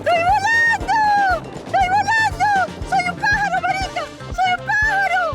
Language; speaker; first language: Spanish; native; Spanish